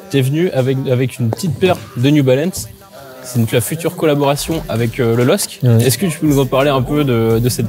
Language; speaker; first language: French; native; French